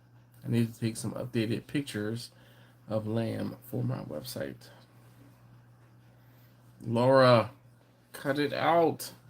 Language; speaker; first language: English; native; English